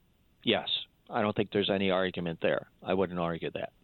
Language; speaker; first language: English; native; English